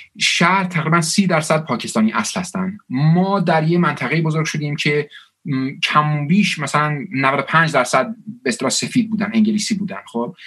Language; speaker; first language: Persian; early bilingual, heritage; Persian